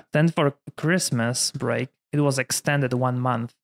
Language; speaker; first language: English; non-native, fluent; Polish